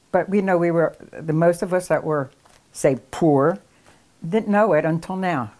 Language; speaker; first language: English; native; English